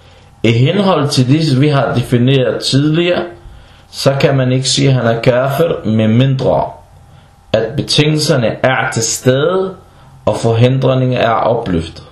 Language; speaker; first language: Danish; non-native, fluent; Arabic